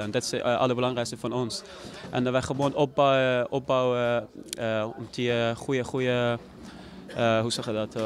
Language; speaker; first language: Dutch; non-native, learner; Persian